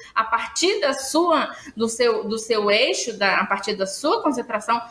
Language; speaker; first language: Portuguese; native; Portuguese